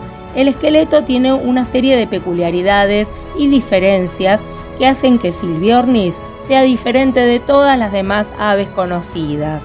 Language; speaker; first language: Spanish; native; Spanish